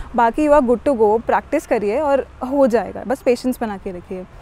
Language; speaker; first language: Hindi; native; Hindi